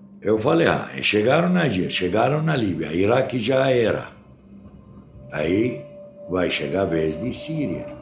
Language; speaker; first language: Portuguese; non-native, fluent; Arabic